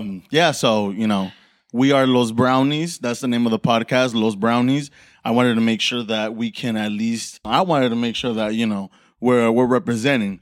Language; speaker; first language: English; early bilingual, other home language; Spanish